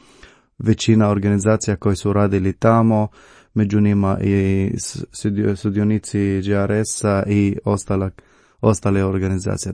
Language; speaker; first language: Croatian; non-native, learner; Arabic